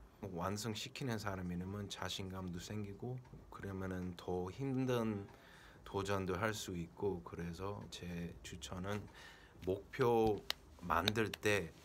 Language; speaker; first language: Korean; early bilingual, heritage; Korean